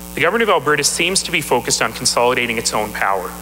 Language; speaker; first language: English; native; English